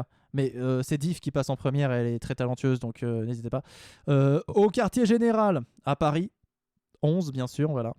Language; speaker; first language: French; native; French